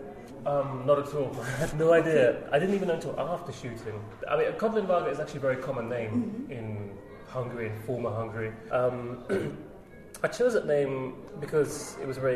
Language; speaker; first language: English; native; English